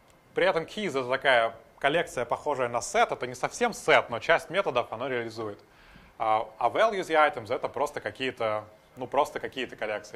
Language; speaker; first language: Russian; native; Russian